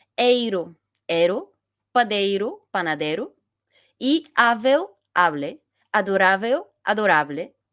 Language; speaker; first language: Spanish; non-native, fluent; Bulgarian